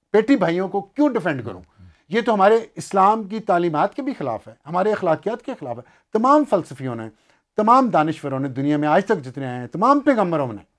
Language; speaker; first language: Urdu; non-native, local second language; Punjabi